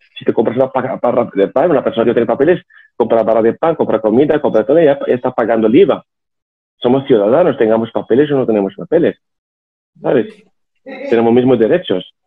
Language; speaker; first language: Spanish; non-native, fluent; Arabic